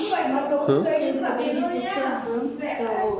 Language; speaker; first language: English; non-native, fluent; Vietnamese